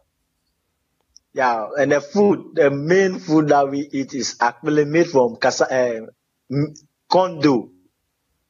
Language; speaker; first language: English; non-native, local second language; Ewe